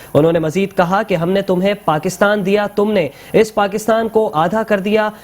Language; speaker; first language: Urdu; native; Urdu